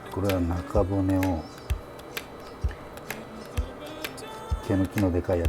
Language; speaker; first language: Japanese; native; Japanese